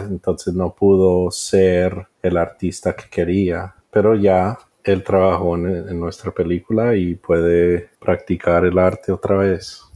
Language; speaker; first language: Spanish; early bilingual, heritage; Spanish